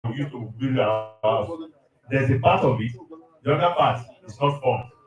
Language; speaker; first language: English; non-native, local second language; Yoruba